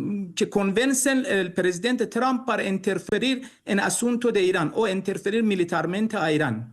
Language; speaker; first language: Spanish; non-native, learner; Persian